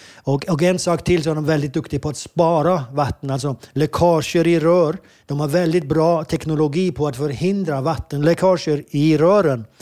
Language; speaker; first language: Swedish; non-native, fluent; Hebrew